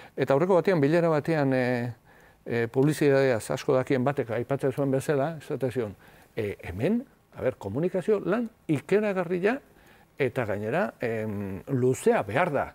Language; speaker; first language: Basque; native; Basque